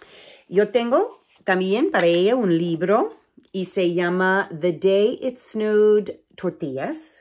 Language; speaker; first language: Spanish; non-native, fluent; English